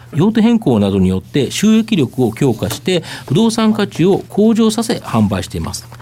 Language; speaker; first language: Japanese; native; Japanese